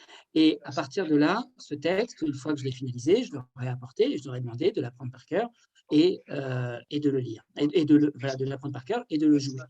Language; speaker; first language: French; native; French